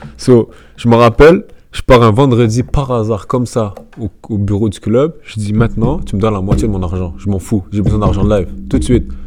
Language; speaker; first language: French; native; French